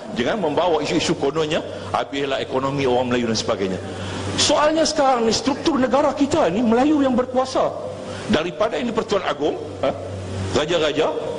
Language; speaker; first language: Malay; native; Malay